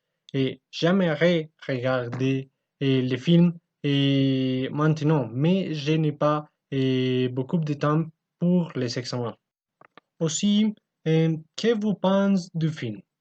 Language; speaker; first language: French; non-native, learner; Spanish